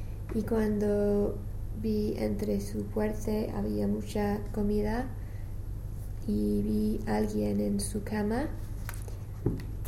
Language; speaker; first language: Spanish; non-native, learner; English